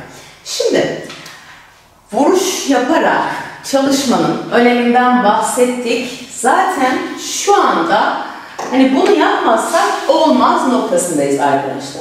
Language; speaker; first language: Turkish; native; Turkish